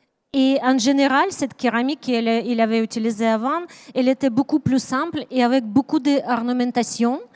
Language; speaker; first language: French; non-native, learner; Ukrainian